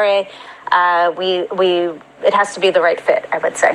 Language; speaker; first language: English; native; English